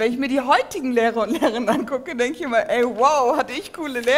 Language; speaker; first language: German; early bilingual, other home language; Turkish